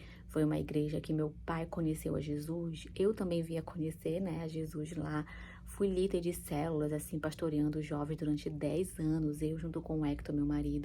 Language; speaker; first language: Portuguese; native; Portuguese